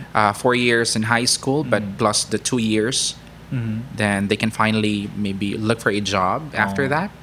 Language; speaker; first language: English; non-native, local second language; Cebuano